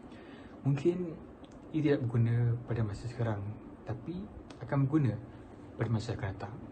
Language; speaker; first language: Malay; native; Malay